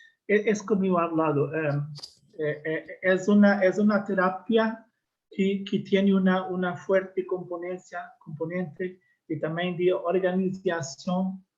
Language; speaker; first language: Spanish; non-native, learner; Portuguese